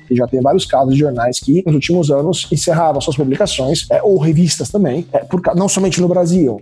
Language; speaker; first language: Portuguese; non-native, fluent; Italian